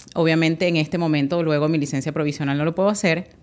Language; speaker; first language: Spanish; native; Spanish